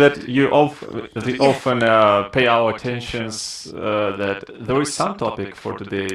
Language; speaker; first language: English; non-native, fluent; Russian